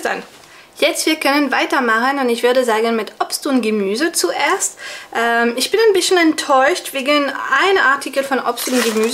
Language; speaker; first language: German; non-native, fluent; French